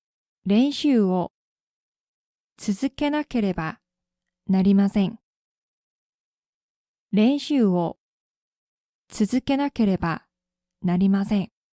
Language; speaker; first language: Japanese; non-native, fluent; Korean